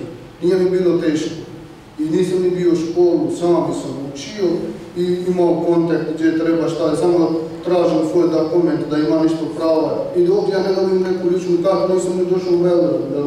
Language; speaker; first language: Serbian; non-native, learner; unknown